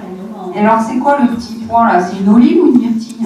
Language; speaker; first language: French; native; French